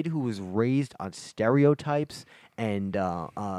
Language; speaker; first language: English; native; English